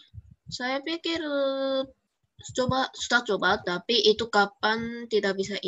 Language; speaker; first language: Indonesian; non-native, learner; Korean